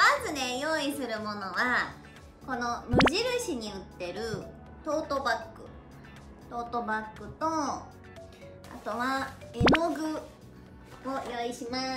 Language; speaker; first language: Japanese; native; Japanese